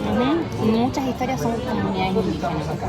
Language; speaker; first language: Spanish; native; Spanish